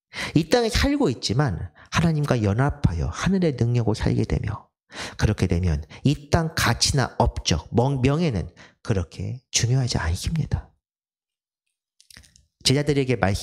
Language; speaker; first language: Korean; native; Korean